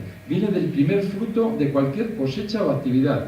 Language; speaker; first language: Spanish; native; Spanish